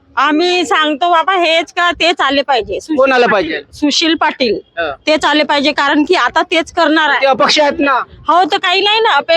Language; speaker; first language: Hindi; non-native, local second language; Marathi